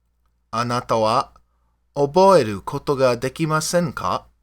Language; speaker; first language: Japanese; non-native, learner; English